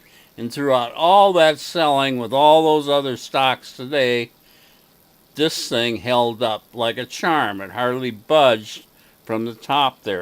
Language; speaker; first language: English; native; English